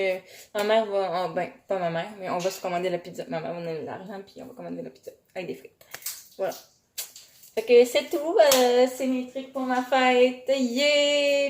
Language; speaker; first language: French; native; French